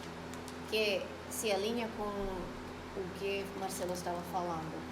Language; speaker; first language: Portuguese; non-native, fluent; Spanish